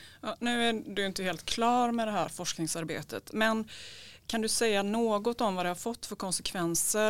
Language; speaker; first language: Swedish; native; Swedish